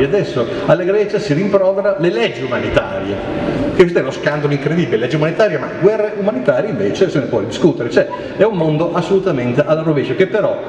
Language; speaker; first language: Italian; native; Italian